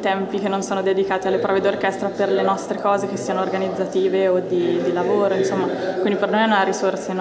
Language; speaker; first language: Italian; native; Italian